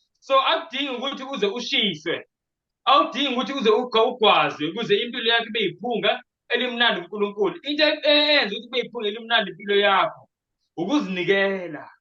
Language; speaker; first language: Zulu; native; Zulu